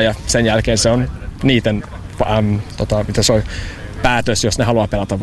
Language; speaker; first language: Finnish; non-native, fluent; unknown